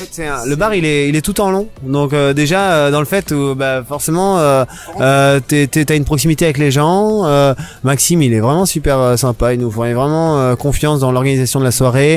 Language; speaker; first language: French; native; French